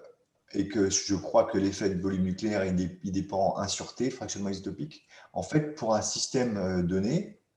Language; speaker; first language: French; native; French